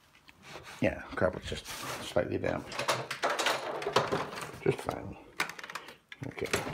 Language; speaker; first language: English; native; English